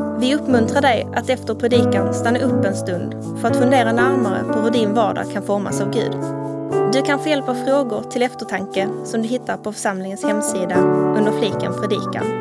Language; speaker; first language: Swedish; native; Swedish